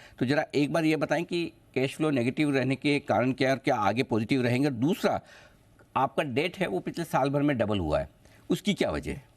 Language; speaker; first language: Hindi; native; Hindi